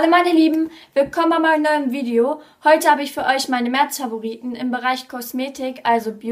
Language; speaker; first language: German; native; German